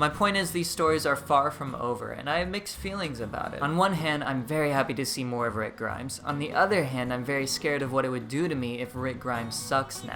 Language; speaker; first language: English; native; English